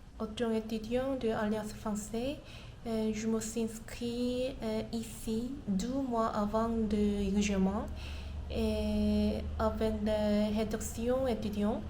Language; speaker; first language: French; non-native, learner; Korean